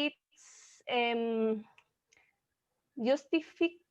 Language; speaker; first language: English; non-native, learner; Spanish